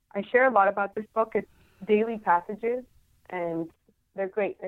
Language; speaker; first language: English; non-native, fluent; Spanish